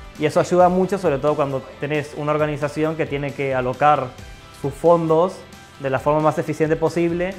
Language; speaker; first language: Spanish; native; Spanish